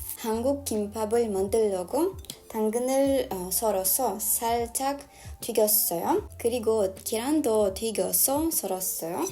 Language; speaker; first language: Korean; non-native, fluent; Russian